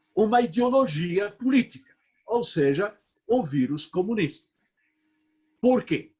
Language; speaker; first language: Portuguese; native; Portuguese